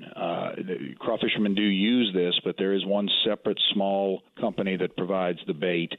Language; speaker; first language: English; native; English